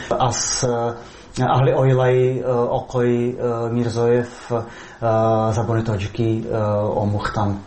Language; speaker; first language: Persian; non-native, fluent; Czech